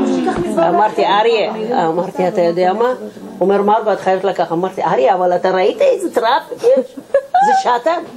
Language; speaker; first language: Hebrew; non-native, fluent; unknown